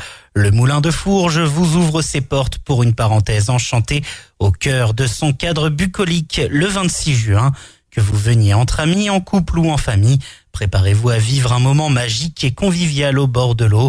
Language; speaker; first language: French; native; French